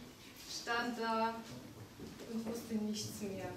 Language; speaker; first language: German; non-native, fluent; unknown